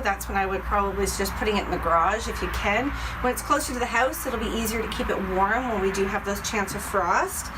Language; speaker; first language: English; native; English